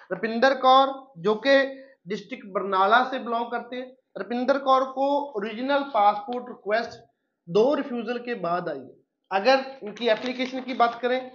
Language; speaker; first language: Hindi; non-native, local second language; Punjabi